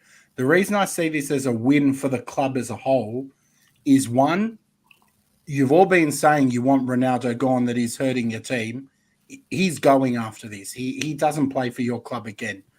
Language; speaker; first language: English; native; English